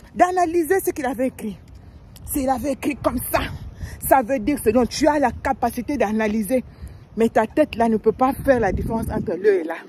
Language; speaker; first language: French; non-native, local second language; Lingala